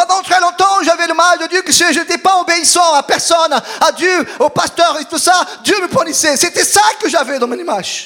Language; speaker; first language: French; non-native, fluent; Portuguese